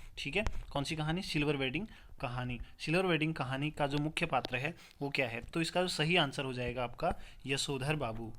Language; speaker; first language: Hindi; native; Hindi